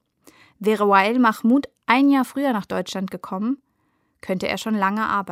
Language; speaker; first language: German; native; German